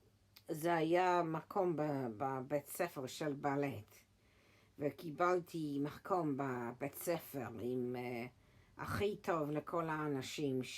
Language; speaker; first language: Hebrew; early bilingual, heritage; English